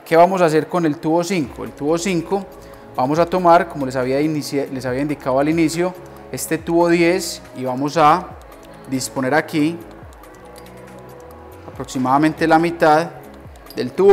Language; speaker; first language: Spanish; native; Spanish